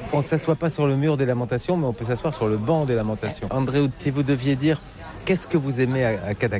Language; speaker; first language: French; native; French